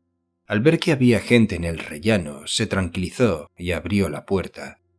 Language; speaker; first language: Spanish; native; Spanish